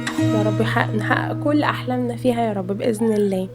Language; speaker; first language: Arabic; native; Arabic